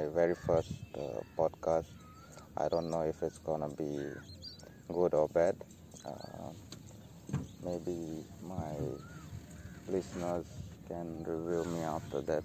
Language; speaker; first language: English; non-native, local second language; Konkani